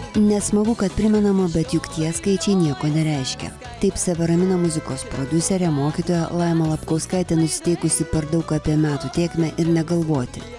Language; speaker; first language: Lithuanian; native; Lithuanian